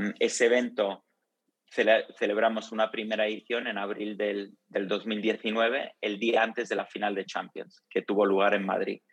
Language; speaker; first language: Spanish; early bilingual, other home language; Italian